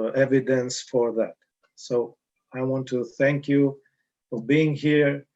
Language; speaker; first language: English; non-native, fluent; Romanian